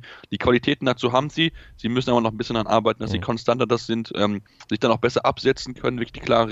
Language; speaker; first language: German; native; German